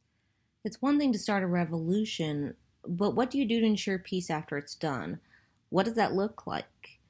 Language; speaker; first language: English; native; English